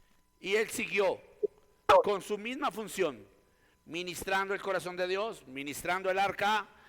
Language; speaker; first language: Spanish; native; Spanish